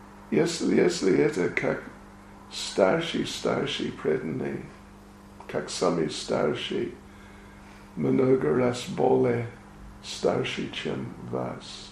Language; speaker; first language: Russian; non-native, learner; English